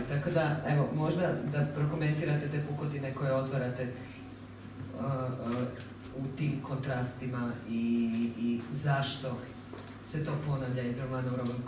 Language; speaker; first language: Croatian; native; Croatian